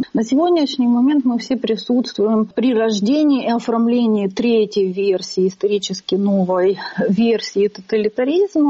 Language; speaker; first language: Russian; native; Russian